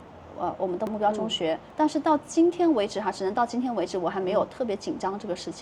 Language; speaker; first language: Chinese; native; Chinese